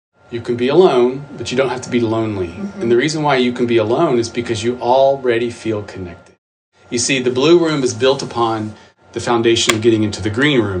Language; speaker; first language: English; native; English